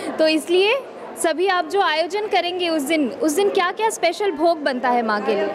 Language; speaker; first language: Hindi; non-native, local second language; Bangla